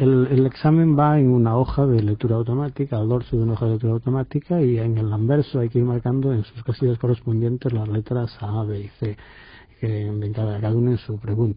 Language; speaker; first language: Spanish; native; Spanish